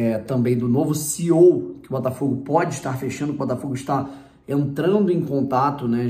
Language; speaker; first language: Portuguese; native; Portuguese